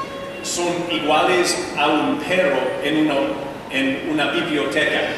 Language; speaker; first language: Spanish; non-native, fluent; English